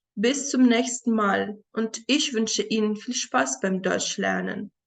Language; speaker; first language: German; non-native, fluent; Ukrainian